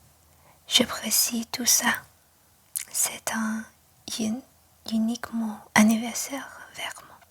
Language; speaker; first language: French; non-native, learner; Chinese